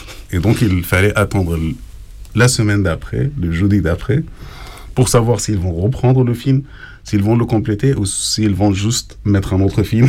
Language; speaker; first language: French; non-native, fluent; Arabic